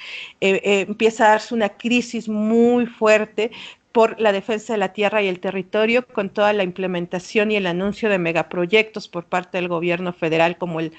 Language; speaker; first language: Spanish; native; Spanish